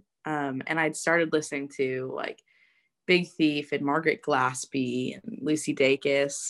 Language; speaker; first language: English; native; English